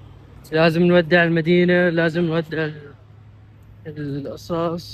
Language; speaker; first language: Arabic; native; Arabic